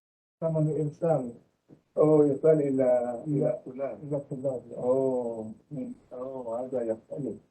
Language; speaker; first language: Arabic; non-native, fluent; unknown